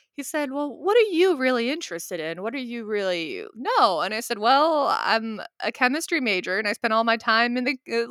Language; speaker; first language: English; native; English